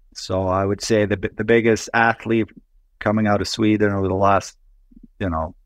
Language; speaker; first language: English; non-native, fluent; Swedish